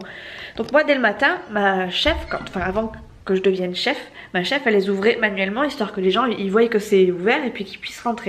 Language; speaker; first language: French; native; French